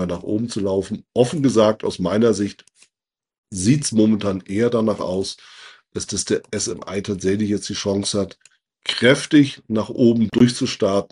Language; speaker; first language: German; native; German